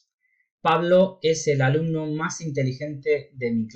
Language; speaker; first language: Spanish; non-native, fluent; Urdu